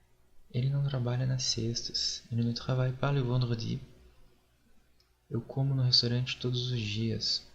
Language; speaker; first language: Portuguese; non-native, fluent; French